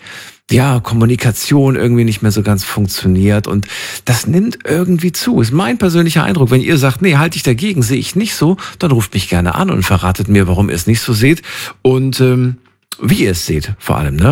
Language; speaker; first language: German; native; German